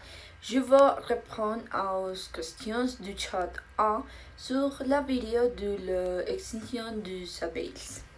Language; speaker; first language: French; non-native, learner; Spanish